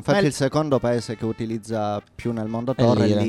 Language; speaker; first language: Italian; native; Italian